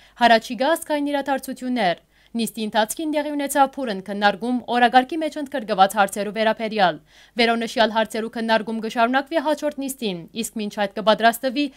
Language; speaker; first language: Armenian; early bilingual, heritage; Armenian